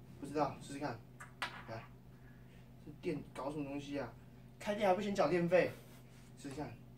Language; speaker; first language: Chinese; native; Chinese